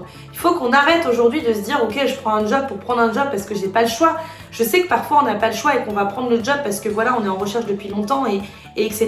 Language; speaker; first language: French; native; French